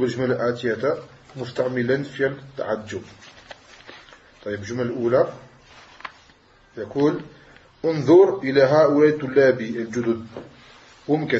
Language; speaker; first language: Arabic; non-native, fluent; French